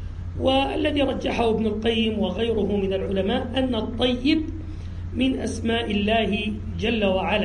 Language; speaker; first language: Arabic; native; Arabic